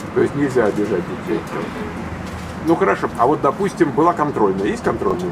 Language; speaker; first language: Russian; native; Russian